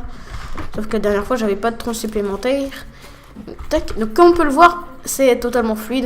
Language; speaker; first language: French; native; French